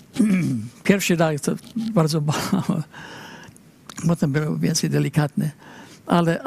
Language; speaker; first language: Polish; early bilingual, heritage; Polish